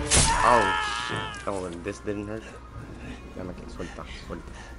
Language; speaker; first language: English; non-native, local second language; Spanish